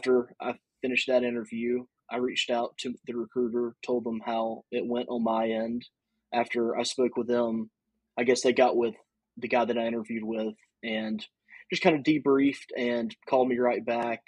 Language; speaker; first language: English; native; English